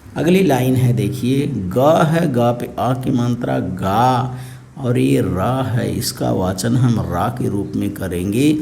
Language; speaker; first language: Hindi; native; Hindi